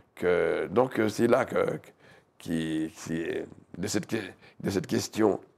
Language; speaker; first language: French; native; French